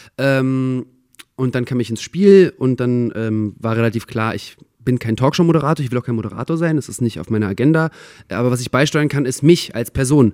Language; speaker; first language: German; early bilingual, other home language; Russian